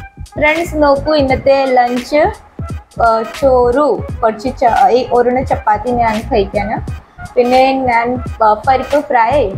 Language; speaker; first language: Malayalam; non-native, learner; Hindi